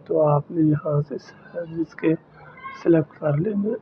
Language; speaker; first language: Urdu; non-native, local second language; Punjabi